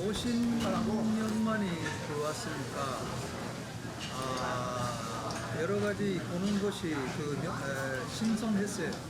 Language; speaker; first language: Korean; early bilingual, heritage; Japanese